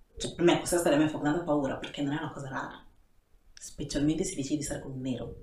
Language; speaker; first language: Italian; early bilingual, other home language; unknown